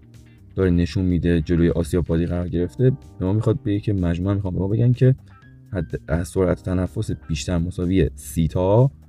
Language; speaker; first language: Persian; native; Persian